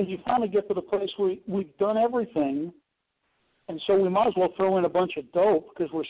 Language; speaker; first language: English; native; English